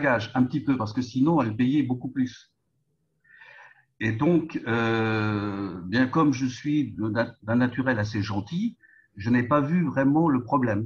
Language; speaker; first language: French; native; French